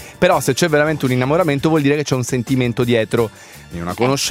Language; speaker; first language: Italian; native; Italian